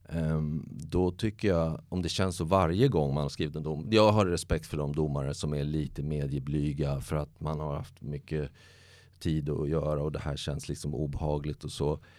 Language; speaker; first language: Swedish; native; Swedish